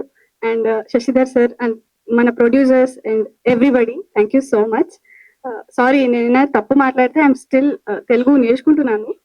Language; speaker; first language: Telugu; non-native, learner; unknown